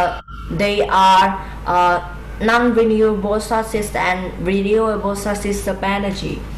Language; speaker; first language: English; non-native, learner; Vietnamese